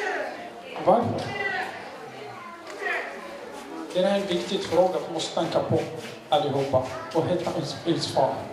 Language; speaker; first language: Swedish; non-native, learner; Arabic